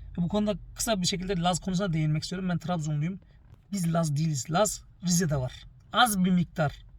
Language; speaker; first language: Turkish; early bilingual, heritage; Turkish